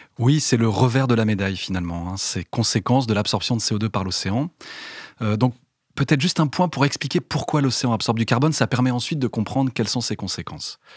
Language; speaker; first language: French; native; French